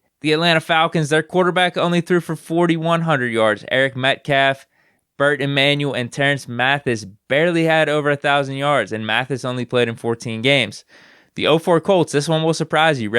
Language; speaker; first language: English; native; English